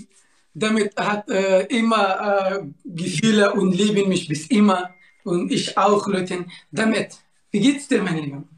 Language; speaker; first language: German; non-native, learner; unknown